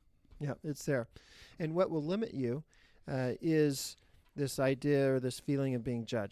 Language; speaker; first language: English; native; English